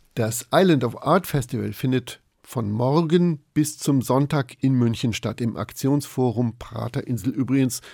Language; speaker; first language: German; native; German